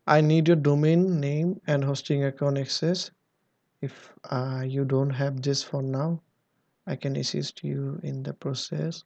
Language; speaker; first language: English; non-native, local second language; Bangla